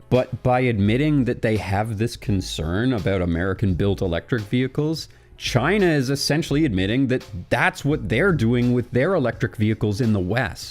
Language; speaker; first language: English; native; English